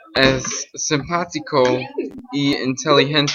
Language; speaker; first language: Spanish; non-native, learner; English